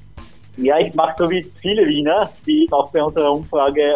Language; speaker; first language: German; native; German